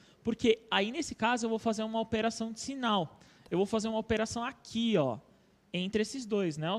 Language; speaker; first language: Portuguese; native; Portuguese